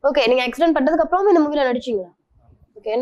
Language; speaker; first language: Tamil; native; Tamil